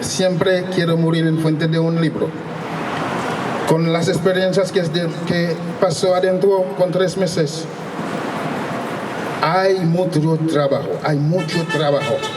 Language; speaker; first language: Spanish; non-native, local second language; Haitian Creole